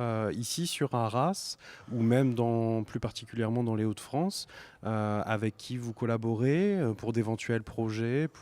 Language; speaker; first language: French; native; French